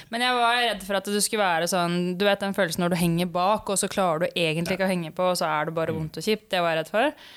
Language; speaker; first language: Norwegian; native; Norwegian